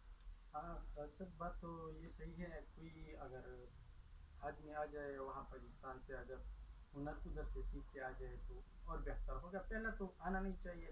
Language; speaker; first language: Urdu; non-native, local second language; Pashto